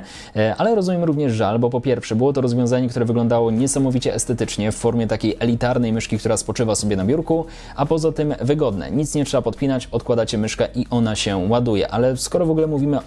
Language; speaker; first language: Polish; native; Polish